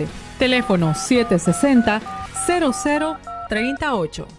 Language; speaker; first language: Spanish; native; Spanish